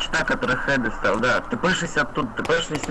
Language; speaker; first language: Russian; native; Russian